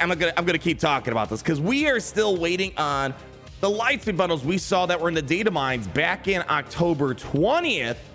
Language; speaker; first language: English; native; English